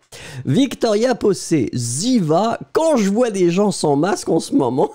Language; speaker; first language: French; native; French